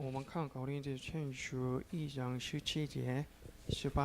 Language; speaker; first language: Chinese; non-native, learner; Korean